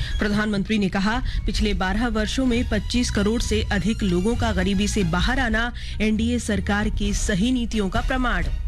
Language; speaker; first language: Hindi; native; Hindi